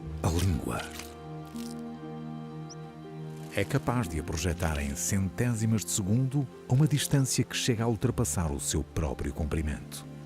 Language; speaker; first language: Portuguese; native; Portuguese